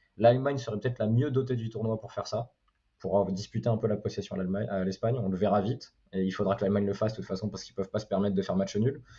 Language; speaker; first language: French; native; French